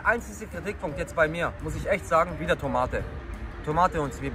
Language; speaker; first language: German; native; German